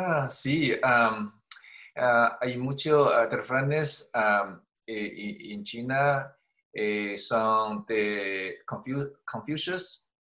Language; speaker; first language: Spanish; non-native, learner; Chinese